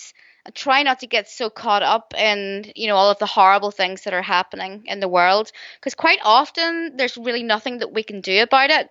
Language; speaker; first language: English; native; English